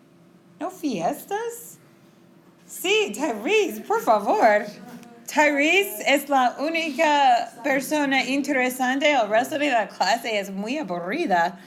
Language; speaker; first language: Spanish; non-native, fluent; English